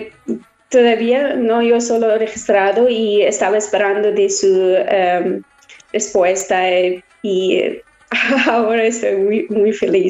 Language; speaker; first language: Spanish; non-native, learner; Persian